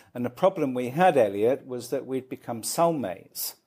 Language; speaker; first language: English; native; English